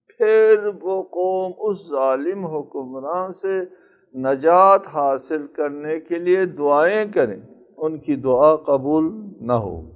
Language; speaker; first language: Urdu; non-native, local second language; Balti